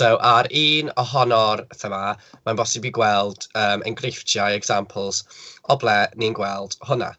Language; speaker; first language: Welsh; non-native, local second language; English